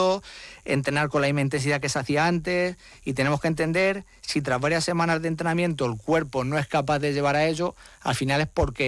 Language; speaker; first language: Spanish; native; Spanish